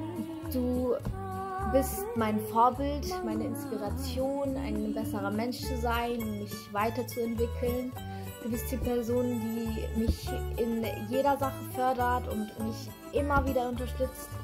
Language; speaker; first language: German; early bilingual, other home language; Sinhala